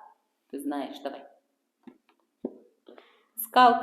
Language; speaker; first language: Russian; non-native, local second language; Kara-Kalpak